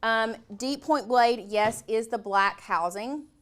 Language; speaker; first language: English; native; English